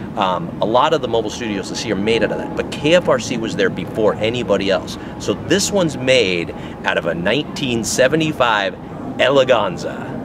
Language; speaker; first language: English; native; English